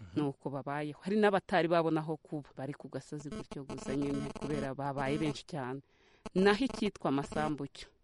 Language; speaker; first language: Kinyarwanda; native; Kinyarwanda